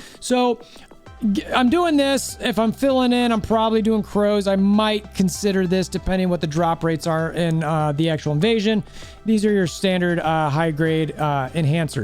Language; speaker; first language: English; native; English